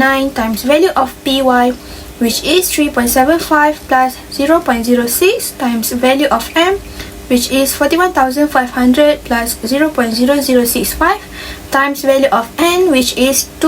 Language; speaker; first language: English; non-native, local second language; Malay